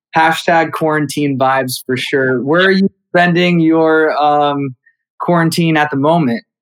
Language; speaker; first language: English; native; English